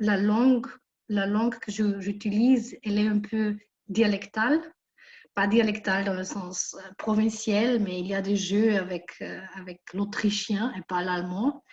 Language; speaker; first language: French; non-native, fluent; German